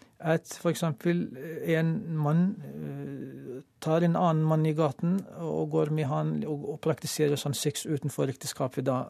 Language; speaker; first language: Norwegian; non-native, fluent; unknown